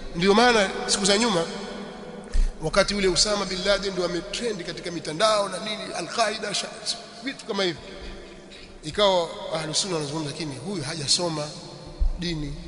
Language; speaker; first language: Swahili; native; Swahili